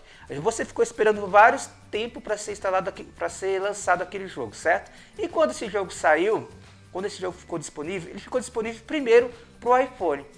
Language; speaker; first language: Portuguese; native; Portuguese